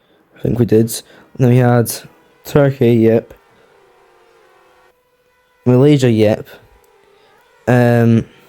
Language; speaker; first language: English; native; English